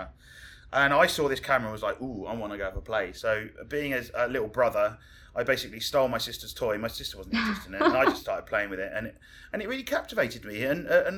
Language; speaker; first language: English; native; English